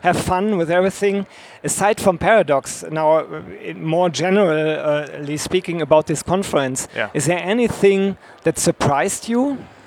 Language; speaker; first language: English; non-native, fluent; German